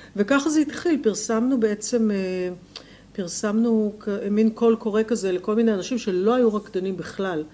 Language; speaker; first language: Hebrew; native; Hebrew